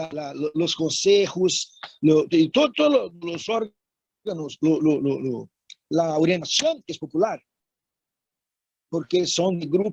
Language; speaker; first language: Spanish; non-native, fluent; Portuguese